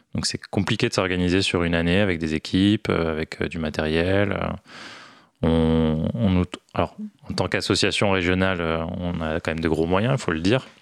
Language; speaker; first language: French; native; French